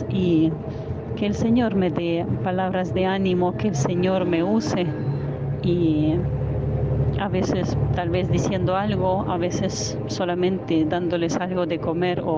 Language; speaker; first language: Spanish; non-native, fluent; Ukrainian